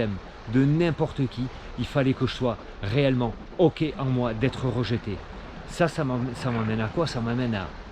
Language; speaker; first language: French; native; French